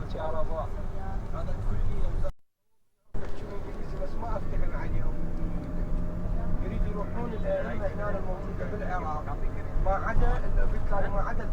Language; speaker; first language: Arabic; native; Arabic